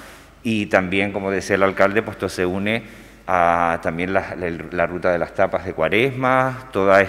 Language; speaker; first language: Spanish; native; Spanish